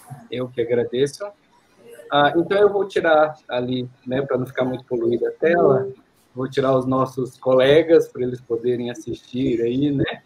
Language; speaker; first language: Portuguese; native; Portuguese